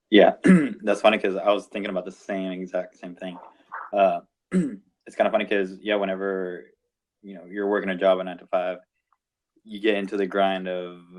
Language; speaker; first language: English; non-native, local second language; Spanish